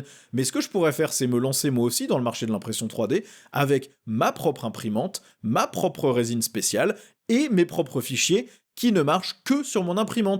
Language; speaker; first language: French; native; French